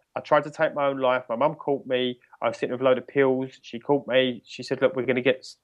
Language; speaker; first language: English; native; English